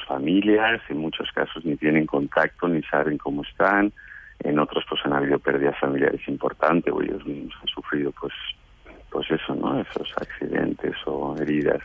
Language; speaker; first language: Spanish; native; Spanish